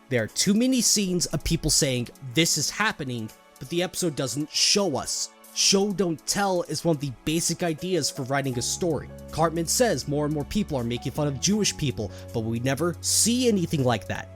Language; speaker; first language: English; native; English